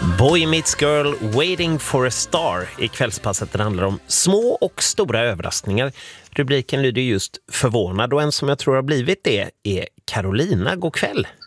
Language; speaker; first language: Swedish; native; Swedish